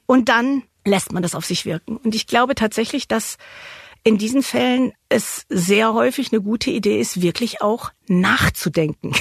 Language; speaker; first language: German; native; German